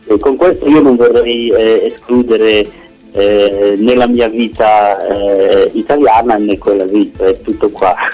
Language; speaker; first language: Italian; early bilingual, heritage; Italian